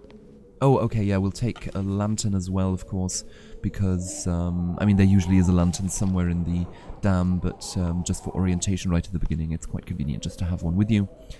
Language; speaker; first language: English; native; English